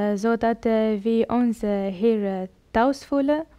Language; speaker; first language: Dutch; non-native, learner; Arabic